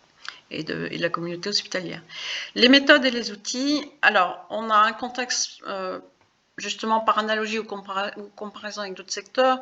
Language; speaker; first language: French; native; French